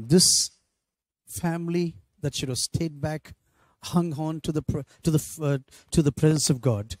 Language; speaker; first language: English; non-native, local second language; Tamil